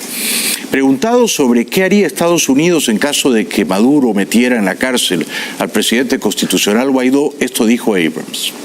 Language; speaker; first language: Spanish; native; Spanish